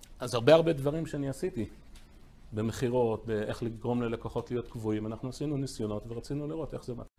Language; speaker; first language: Hebrew; early bilingual, other home language; English